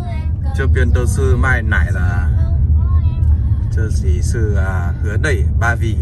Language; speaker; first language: Chinese; non-native, fluent; Vietnamese